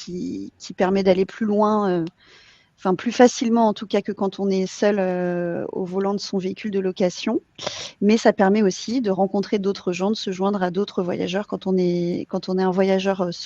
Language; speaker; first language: French; native; French